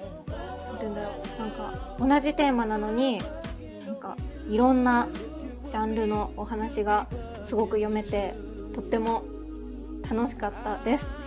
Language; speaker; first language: Japanese; native; Japanese